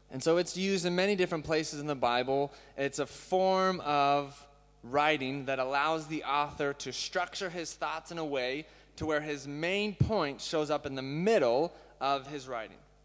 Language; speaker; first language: English; native; English